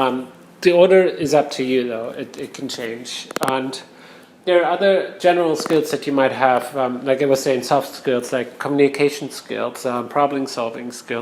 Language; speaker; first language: English; non-native, fluent; German